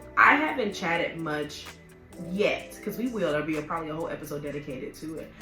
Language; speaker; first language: English; native; English